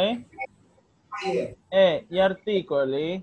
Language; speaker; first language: Italian; non-native, learner; Spanish